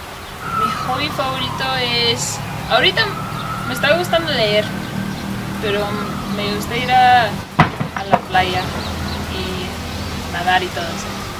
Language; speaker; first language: Spanish; early bilingual, heritage; English